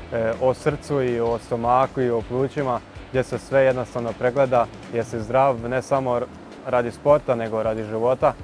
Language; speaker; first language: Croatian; early bilingual, heritage; Croatian